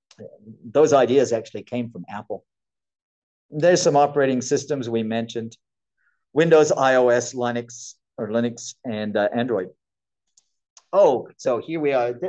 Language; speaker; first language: English; native; English